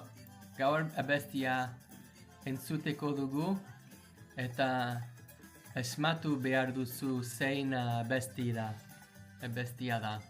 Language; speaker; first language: Basque; non-native, learner; English